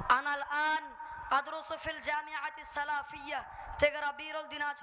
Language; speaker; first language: Arabic; non-native, learner; Bangla